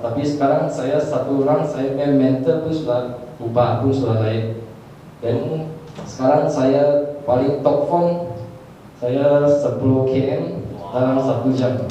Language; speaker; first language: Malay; non-native, local second language; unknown